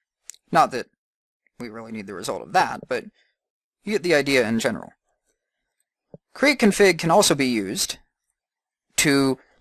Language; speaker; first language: English; native; English